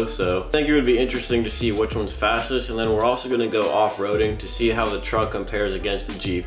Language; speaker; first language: English; native; English